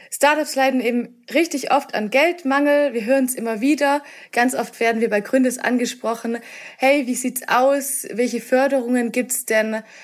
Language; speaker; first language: German; native; German